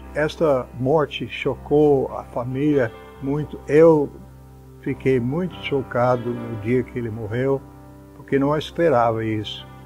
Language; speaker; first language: Portuguese; non-native, fluent; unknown